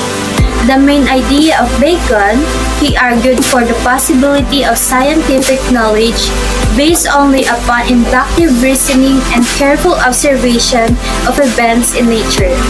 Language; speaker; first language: English; non-native, local second language; Filipino